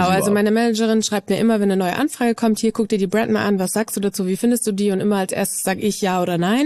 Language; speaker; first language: German; native; German